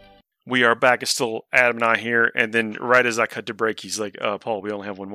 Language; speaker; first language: English; native; English